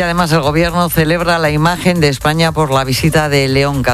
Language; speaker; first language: Spanish; native; Spanish